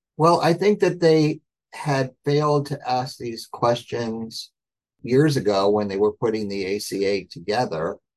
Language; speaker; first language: English; native; English